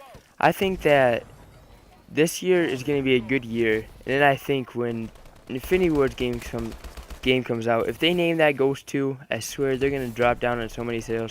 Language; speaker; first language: English; native; English